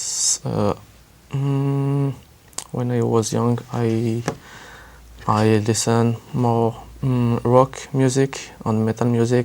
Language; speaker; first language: English; non-native, learner; French